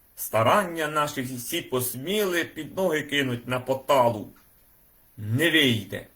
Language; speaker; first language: Ukrainian; native; Ukrainian